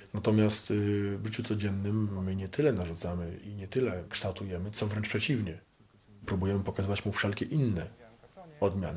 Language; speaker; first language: Polish; native; Polish